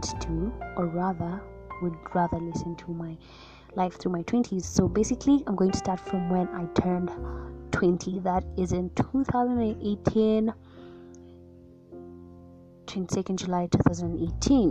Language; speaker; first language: English; non-native, local second language; Swahili